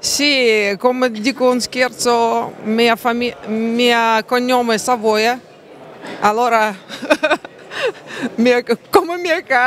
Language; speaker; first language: Italian; non-native, learner; Russian